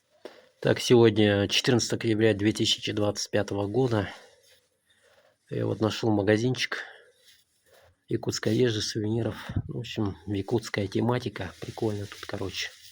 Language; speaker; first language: Russian; non-native, local second language; Yakut